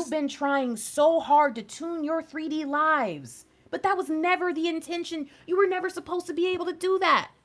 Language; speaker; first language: English; native; English